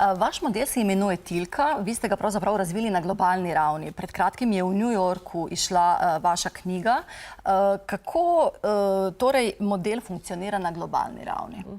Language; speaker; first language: Slovenian; early bilingual, other home language; Serbian